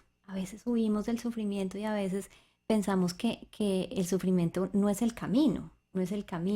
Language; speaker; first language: Spanish; native; Spanish